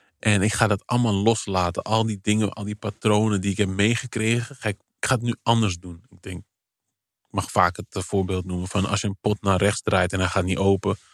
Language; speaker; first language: Dutch; early bilingual, other home language; Kabuverdianu